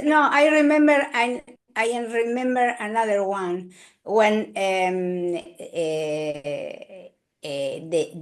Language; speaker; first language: English; non-native, learner; Spanish